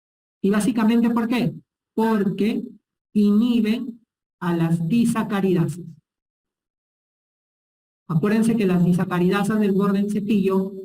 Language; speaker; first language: Spanish; native; Spanish